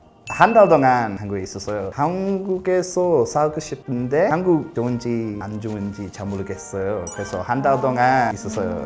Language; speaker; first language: Korean; non-native, learner; English